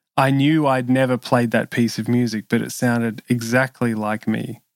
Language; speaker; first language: English; native; English